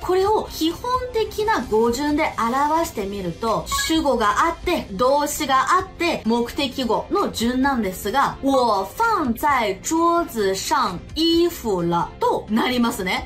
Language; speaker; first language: Japanese; non-native, fluent; Chinese